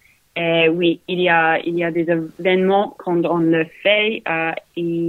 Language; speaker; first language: French; non-native, learner; English